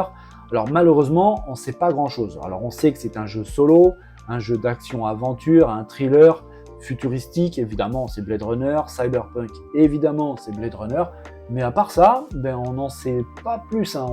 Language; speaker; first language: French; native; French